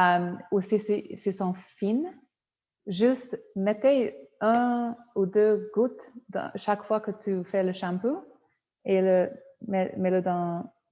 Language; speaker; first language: French; non-native, fluent; Polish